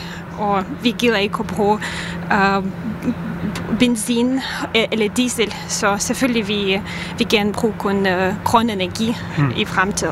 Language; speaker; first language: Danish; non-native, learner; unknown